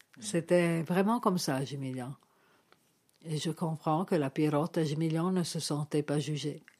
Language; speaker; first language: French; non-native, fluent; Italian